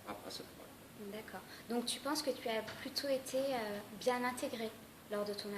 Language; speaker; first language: French; native; French